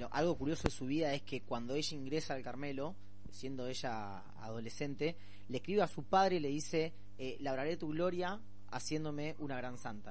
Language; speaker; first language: Spanish; native; Spanish